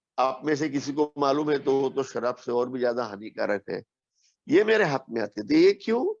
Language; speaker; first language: Hindi; non-native, local second language; Marathi